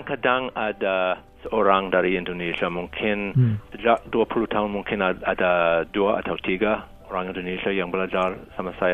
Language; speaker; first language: Indonesian; non-native, fluent; English